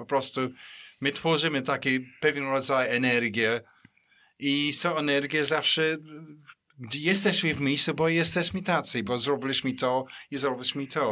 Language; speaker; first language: Polish; non-native, fluent; English